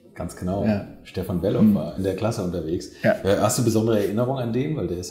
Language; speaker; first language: German; native; German